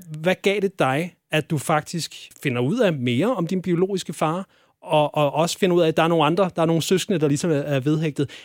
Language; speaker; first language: Danish; native; Danish